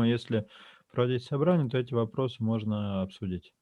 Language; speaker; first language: Russian; native; Russian